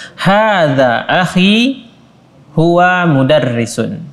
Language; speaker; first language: Arabic; non-native, fluent; Indonesian